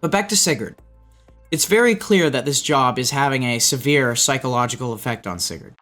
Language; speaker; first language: English; native; English